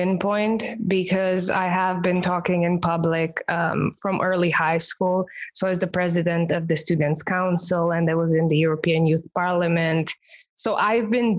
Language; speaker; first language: English; non-native, fluent; Romanian